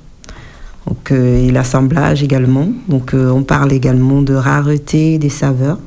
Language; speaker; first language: French; native; French